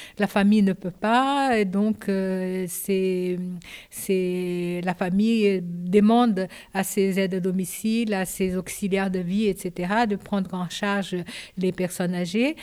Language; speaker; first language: French; non-native, fluent; Japanese